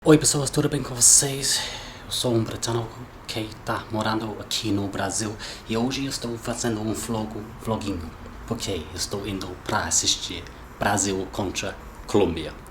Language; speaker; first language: Portuguese; non-native, learner; English